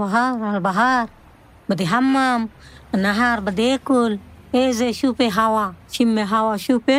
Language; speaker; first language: Arabic; non-native, learner; Bangla